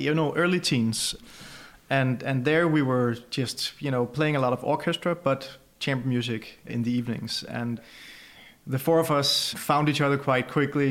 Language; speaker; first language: English; non-native, fluent; Danish